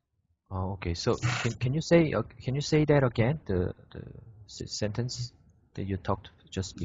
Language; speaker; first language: English; non-native, learner; Korean